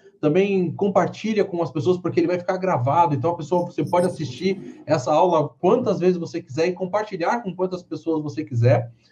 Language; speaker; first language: Portuguese; native; Portuguese